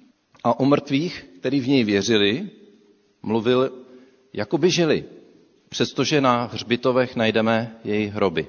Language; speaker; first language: Czech; native; Czech